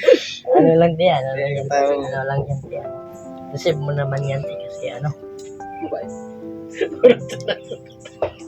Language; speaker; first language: Filipino; non-native, local second language; Cebuano